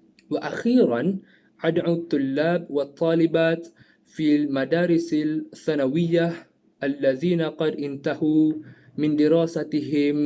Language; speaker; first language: Arabic; non-native, learner; Malay